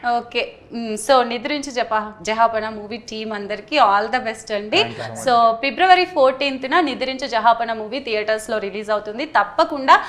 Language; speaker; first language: Telugu; native; Telugu